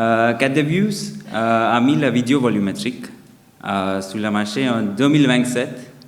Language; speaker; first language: French; non-native, fluent; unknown